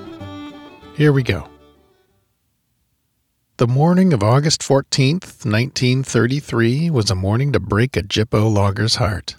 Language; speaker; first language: English; native; English